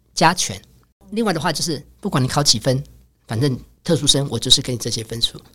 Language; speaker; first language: Chinese; native; Chinese